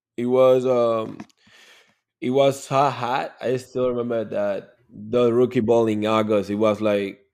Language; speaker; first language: English; non-native, learner; Spanish